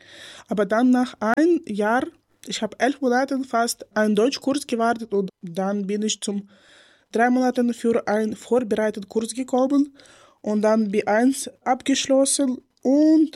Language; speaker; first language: German; non-native, learner; Ukrainian